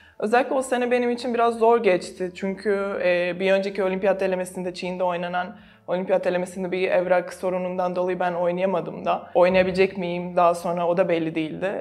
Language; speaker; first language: Turkish; non-native, fluent; Serbian